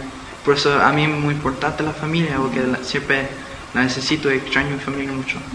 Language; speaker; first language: Spanish; early bilingual, heritage; Spanish